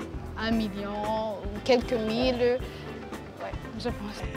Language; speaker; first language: French; non-native, local second language; Rundi